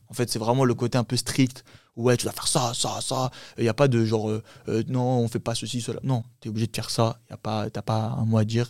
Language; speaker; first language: French; early bilingual, other home language; Turkish